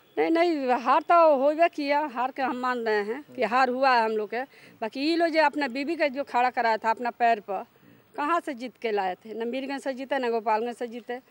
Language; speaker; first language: Hindi; native; Hindi